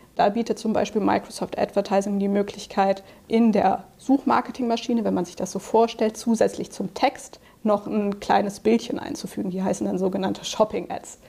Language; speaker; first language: German; native; German